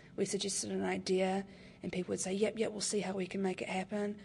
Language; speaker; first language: English; native; English